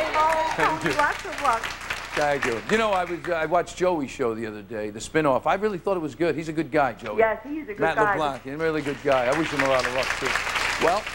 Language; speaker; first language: English; native; English